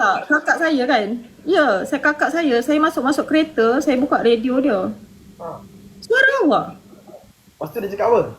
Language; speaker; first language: Malay; native; Malay